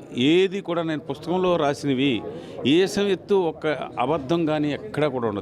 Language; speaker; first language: Telugu; native; Telugu